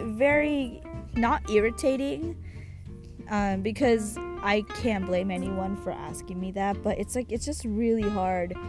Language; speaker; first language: English; early bilingual, other home language; Japanese